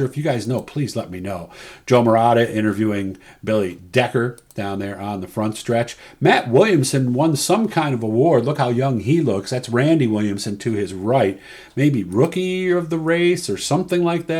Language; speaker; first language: English; native; English